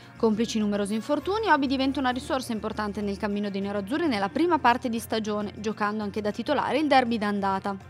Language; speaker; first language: Italian; native; Italian